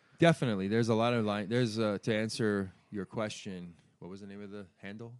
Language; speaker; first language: English; early bilingual, other home language; Persian